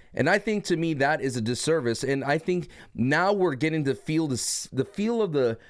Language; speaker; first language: English; native; English